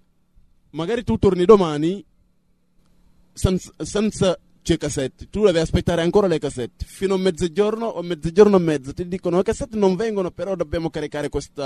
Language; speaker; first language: Italian; non-native, fluent; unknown